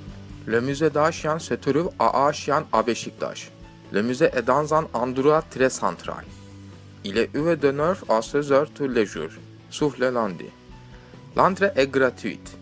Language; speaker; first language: French; non-native, learner; Turkish